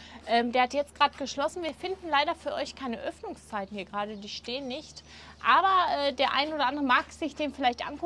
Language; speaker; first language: German; native; German